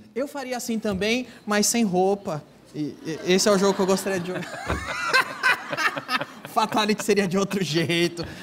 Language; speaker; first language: Portuguese; native; Portuguese